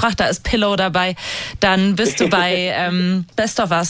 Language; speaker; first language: German; native; German